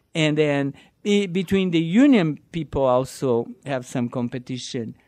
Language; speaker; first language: English; non-native, learner; Portuguese